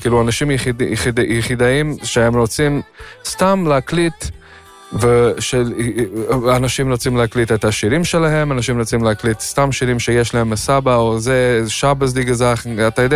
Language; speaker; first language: Hebrew; non-native, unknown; Yiddish